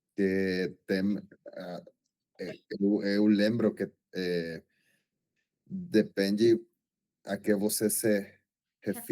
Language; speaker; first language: Portuguese; non-native, learner; Spanish